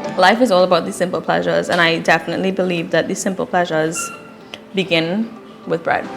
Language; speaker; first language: English; native; English